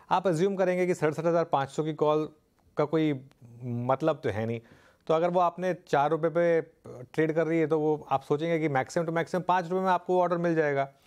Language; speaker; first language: Hindi; native; Hindi